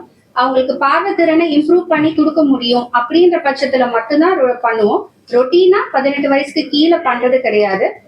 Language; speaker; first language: Tamil; native; Tamil